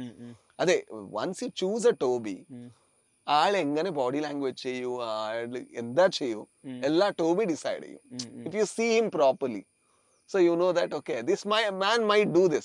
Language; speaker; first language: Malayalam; non-native, learner; Kannada